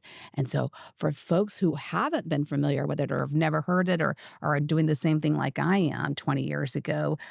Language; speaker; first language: English; native; English